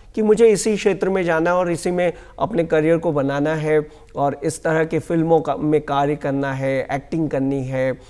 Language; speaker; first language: Hindi; native; Hindi